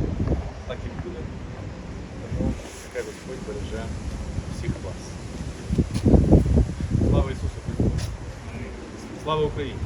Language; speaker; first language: Ukrainian; native; Ukrainian